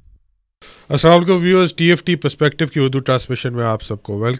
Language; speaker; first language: Urdu; native; Urdu